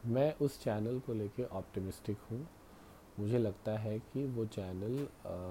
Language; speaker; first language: Hindi; native; Hindi